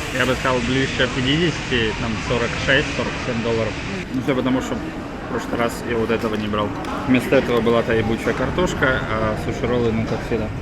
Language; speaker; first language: Russian; native; Russian